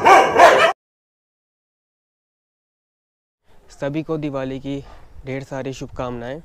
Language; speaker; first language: Hindi; native; Hindi